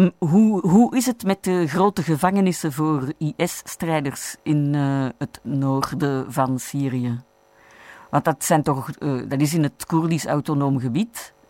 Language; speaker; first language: Dutch; native; Dutch